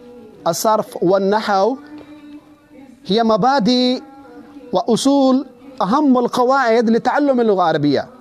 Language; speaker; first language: Arabic; non-native, fluent; Urdu